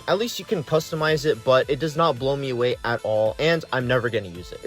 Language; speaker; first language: English; native; English